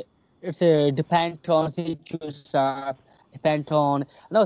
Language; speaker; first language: English; non-native, learner; Hindi